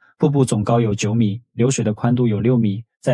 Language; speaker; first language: Chinese; native; Chinese